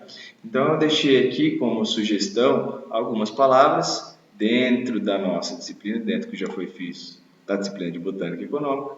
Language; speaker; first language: Portuguese; native; Portuguese